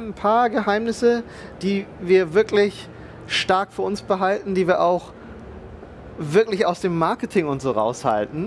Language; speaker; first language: German; native; German